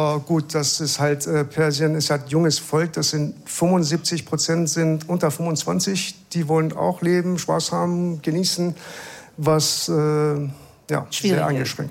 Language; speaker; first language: German; early bilingual, other home language; Persian